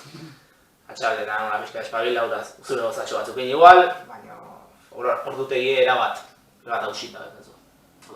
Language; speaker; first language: Basque; native; Basque